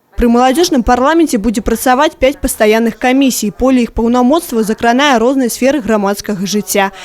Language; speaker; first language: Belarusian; native; Belarusian